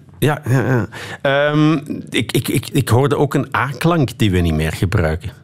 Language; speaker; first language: Dutch; native; Dutch